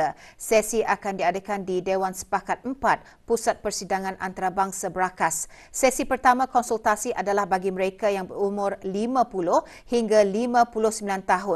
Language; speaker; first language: Malay; native; Malay